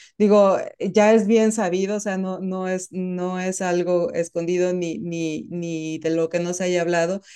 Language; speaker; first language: Spanish; native; Spanish